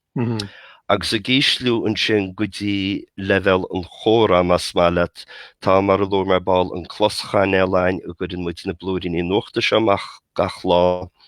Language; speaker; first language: Irish; native; Irish